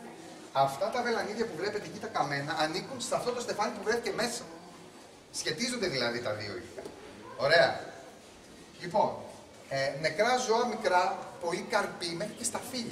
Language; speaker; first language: Greek; native; Greek